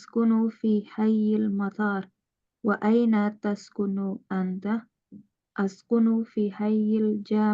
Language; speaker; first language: Arabic; non-native, learner; Indonesian